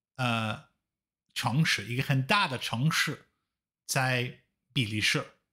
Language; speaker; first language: Chinese; non-native, fluent; Dutch